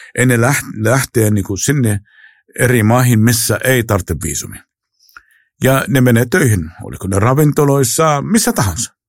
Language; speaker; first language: Finnish; non-native, fluent; Arabic